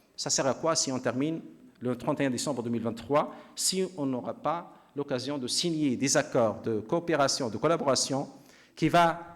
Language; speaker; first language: French; non-native, local second language; Arabic